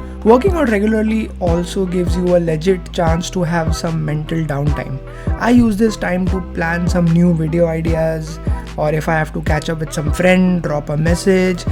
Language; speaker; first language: English; non-native, local second language; Hindi